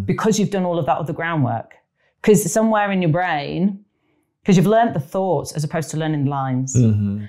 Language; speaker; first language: English; native; English